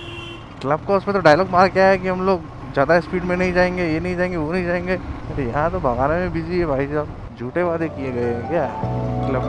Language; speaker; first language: Hindi; non-native, local second language; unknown